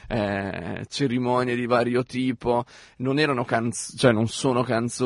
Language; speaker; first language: Italian; native; Italian